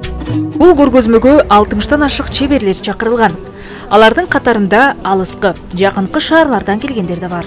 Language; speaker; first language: Kyrgyz; native; Kyrgyz